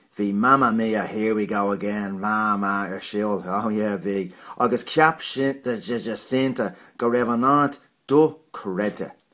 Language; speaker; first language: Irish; non-native, local second language; English